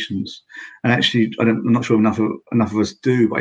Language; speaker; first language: English; native; English